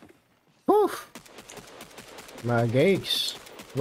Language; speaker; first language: English; native; English